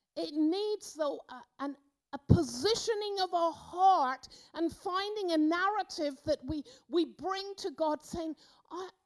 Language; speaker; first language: English; native; English